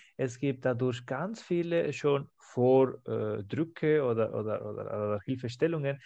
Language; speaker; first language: German; non-native, fluent; Spanish